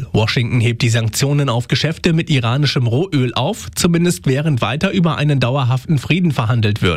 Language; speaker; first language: German; native; German